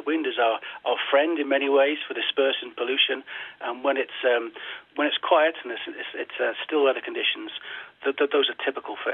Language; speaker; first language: English; native; English